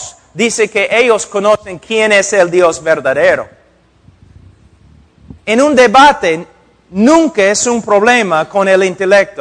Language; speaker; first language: Spanish; non-native, fluent; English